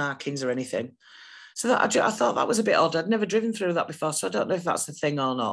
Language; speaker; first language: English; native; English